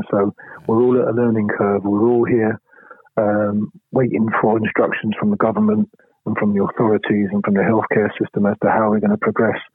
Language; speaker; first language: English; native; English